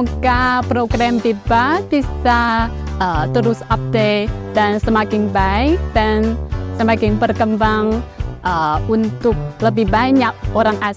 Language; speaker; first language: Indonesian; non-native, learner; Chinese